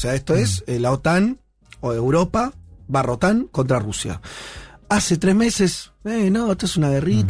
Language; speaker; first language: Spanish; native; Spanish